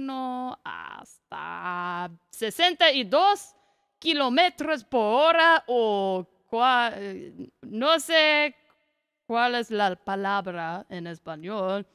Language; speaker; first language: Spanish; non-native, learner; English